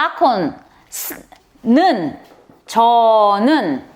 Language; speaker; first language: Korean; non-native, fluent; Bosnian